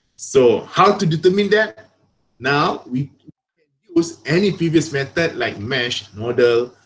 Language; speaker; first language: English; non-native, local second language; Malay